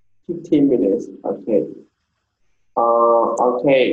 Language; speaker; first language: English; non-native, learner; Vietnamese